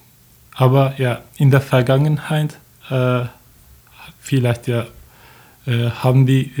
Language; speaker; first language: German; non-native, learner; Turkish